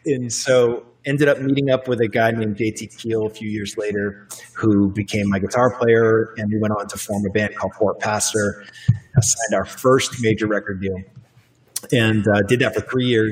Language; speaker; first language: English; native; English